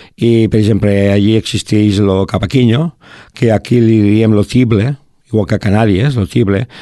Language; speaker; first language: Catalan; native; Catalan